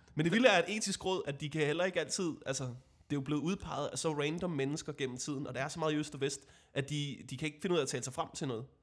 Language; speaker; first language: Danish; native; Danish